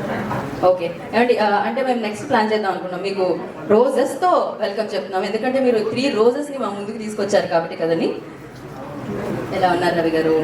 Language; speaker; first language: Telugu; native; Telugu